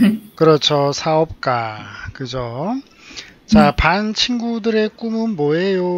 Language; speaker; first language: Korean; native; Korean